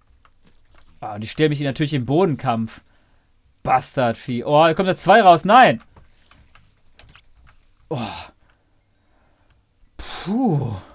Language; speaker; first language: German; native; German